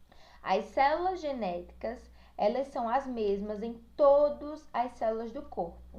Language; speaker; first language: Portuguese; native; Portuguese